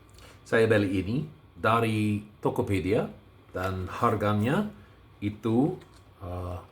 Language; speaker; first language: Indonesian; non-native, learner; English